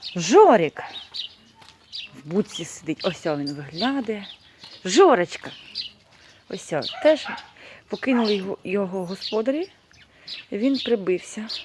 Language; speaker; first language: Ukrainian; non-native, local second language; Russian